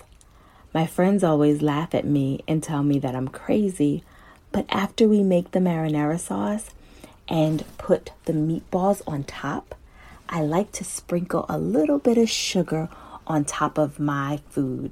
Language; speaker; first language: English; native; English